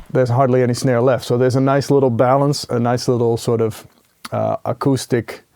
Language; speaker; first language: English; non-native, fluent; Dutch